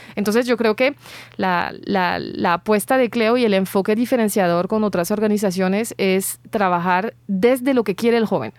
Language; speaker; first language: Spanish; non-native, fluent; French